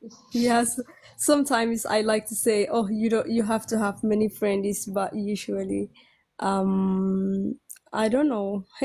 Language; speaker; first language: English; non-native, learner; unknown